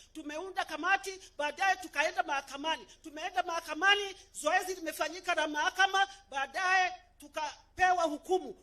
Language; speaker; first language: Swahili; native; Swahili